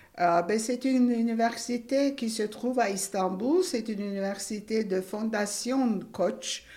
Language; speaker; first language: French; non-native, fluent; Turkish